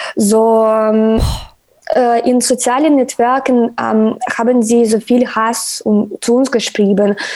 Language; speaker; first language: German; non-native, learner; Ukrainian